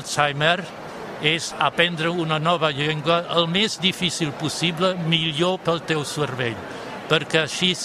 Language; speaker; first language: Catalan; non-native, fluent; German